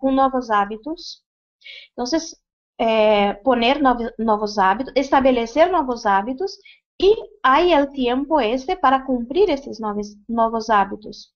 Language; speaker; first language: Spanish; non-native, fluent; Portuguese